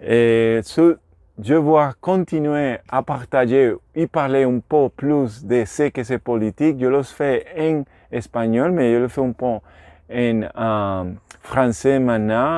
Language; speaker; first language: French; non-native, learner; Spanish